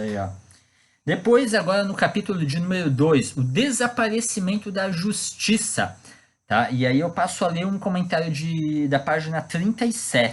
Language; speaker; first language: Portuguese; native; Portuguese